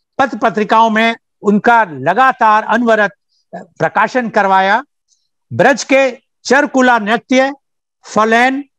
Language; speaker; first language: Hindi; native; Hindi